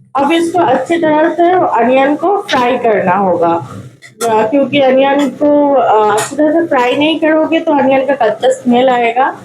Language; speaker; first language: Hindi; non-native, local second language; Bangla